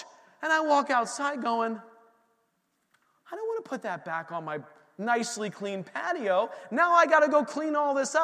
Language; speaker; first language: English; native; English